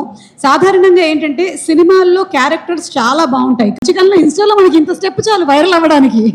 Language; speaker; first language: Telugu; native; Telugu